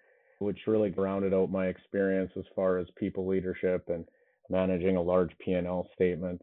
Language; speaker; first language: English; native; English